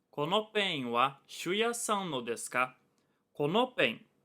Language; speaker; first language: Japanese; non-native, fluent; Portuguese